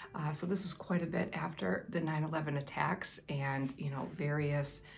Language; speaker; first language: English; native; English